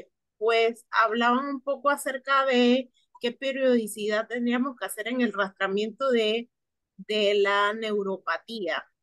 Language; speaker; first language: Spanish; native; Spanish